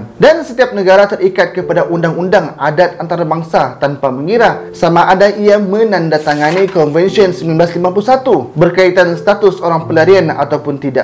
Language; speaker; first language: Malay; native; Malay